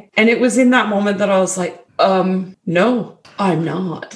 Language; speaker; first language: English; native; English